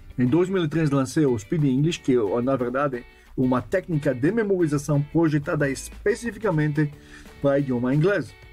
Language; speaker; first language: Portuguese; non-native, fluent; French